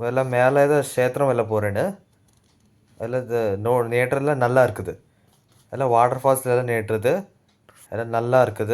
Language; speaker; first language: Tamil; non-native, learner; Telugu